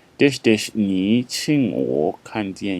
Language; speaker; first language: Chinese; non-native, fluent; English